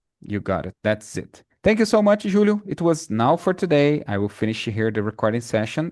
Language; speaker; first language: English; non-native, fluent; Portuguese